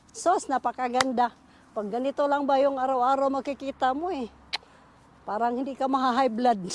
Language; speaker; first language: Filipino; non-native, local second language; Cebuano